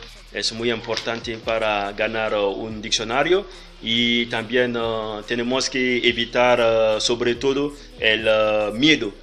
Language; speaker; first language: Spanish; non-native, learner; French